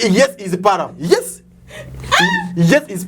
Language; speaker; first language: English; non-native, learner; Lingala